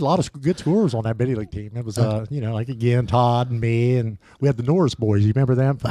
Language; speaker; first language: English; native; English